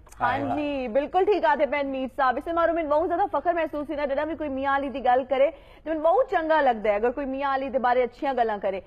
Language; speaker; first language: Punjabi; non-native, local second language; Saraiki